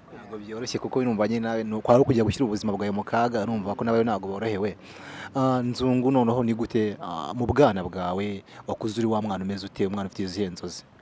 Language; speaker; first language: Kinyarwanda; native; Kinyarwanda